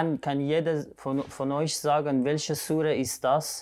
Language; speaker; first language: German; non-native, fluent; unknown